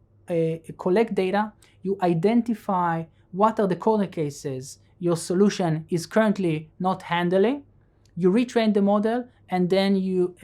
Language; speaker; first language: English; non-native, fluent; Hebrew